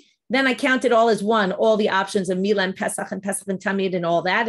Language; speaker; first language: English; native; English